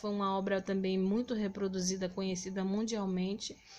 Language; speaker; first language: Portuguese; native; Portuguese